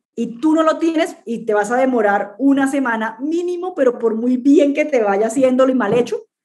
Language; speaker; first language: Spanish; native; Spanish